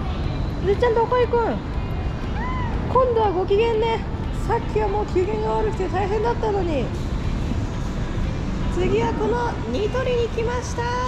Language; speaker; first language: Japanese; native; Japanese